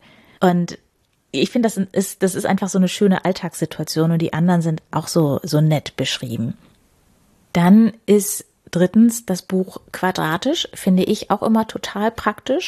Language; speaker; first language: German; native; German